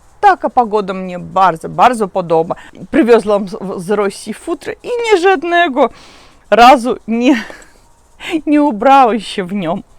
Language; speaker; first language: Polish; non-native, learner; Russian